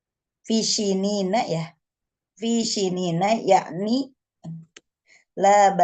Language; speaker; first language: Arabic; non-native, learner; Indonesian